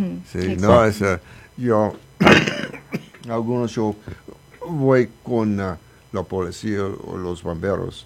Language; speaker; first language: Spanish; non-native, learner; English